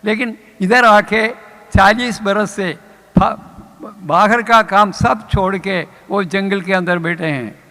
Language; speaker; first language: Hindi; non-native, local second language; Malayalam